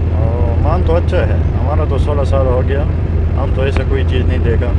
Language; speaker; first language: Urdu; non-native, local second language; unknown